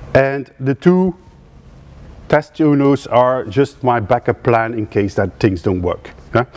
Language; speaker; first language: English; non-native, fluent; Dutch